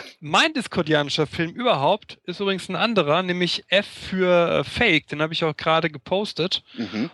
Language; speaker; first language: German; native; German